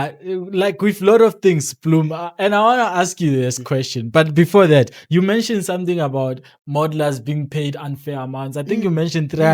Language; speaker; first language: English; non-native, local second language; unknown